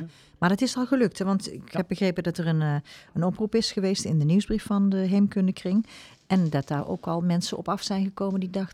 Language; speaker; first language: Dutch; native; Dutch